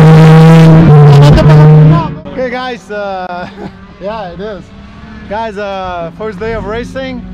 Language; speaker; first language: English; non-native, local second language; French